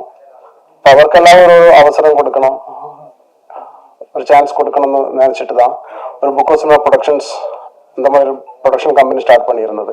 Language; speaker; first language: Tamil; non-native, learner; Malayalam